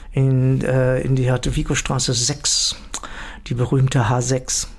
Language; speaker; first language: German; native; German